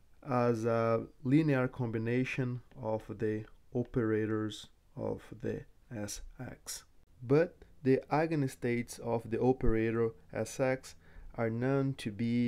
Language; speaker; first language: English; non-native, fluent; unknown